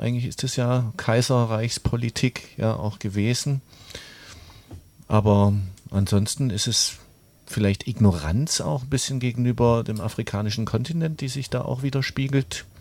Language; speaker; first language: German; native; German